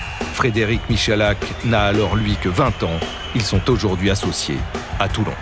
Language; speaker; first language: French; native; French